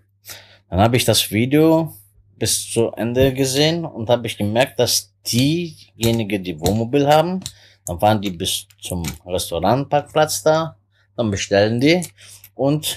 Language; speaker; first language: German; non-native, fluent; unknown